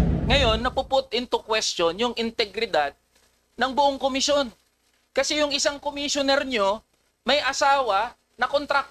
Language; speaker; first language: Filipino; native; Filipino